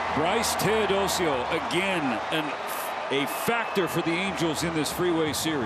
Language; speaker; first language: English; native; English